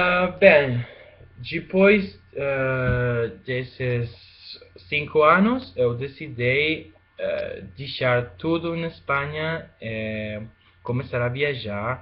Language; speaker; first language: Portuguese; non-native, fluent; Spanish